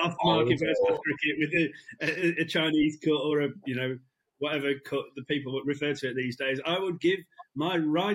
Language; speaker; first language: English; native; English